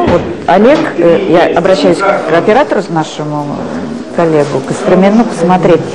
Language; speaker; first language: Russian; native; Russian